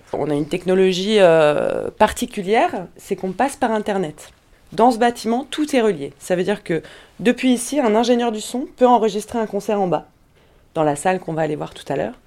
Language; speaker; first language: French; native; French